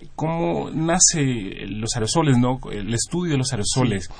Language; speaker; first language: Spanish; native; Spanish